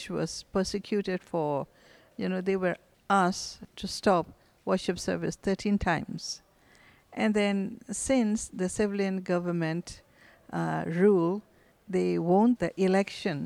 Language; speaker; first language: English; non-native, fluent; Burmese